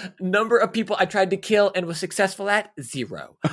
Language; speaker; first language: English; native; English